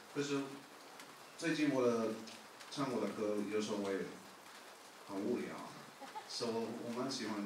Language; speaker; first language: Chinese; non-native, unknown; English